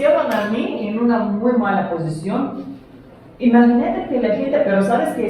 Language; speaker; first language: Spanish; non-native, fluent; Lithuanian